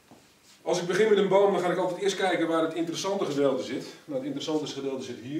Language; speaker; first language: Dutch; native; Dutch